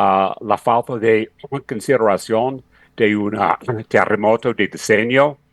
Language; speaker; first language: Spanish; non-native, fluent; English